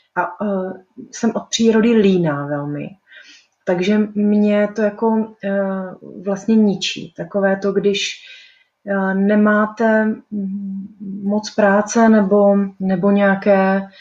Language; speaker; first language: Czech; native; Czech